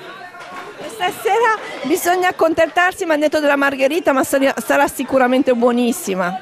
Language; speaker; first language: Italian; native; Italian